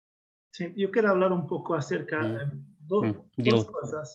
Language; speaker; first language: Spanish; non-native, learner; Portuguese